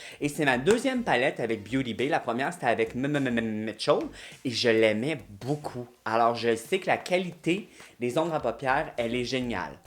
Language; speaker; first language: French; native; French